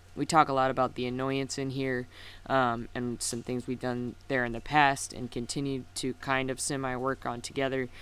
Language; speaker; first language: English; native; English